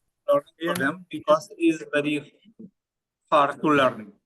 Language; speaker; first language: English; non-native, learner; Spanish